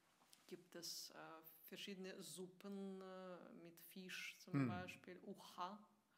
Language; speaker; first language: German; non-native, fluent; Russian